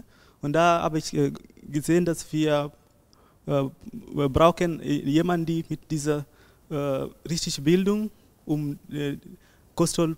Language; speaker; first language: German; non-native, learner; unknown